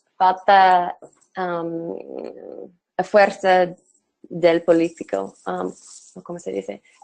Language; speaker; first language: Spanish; non-native, fluent; English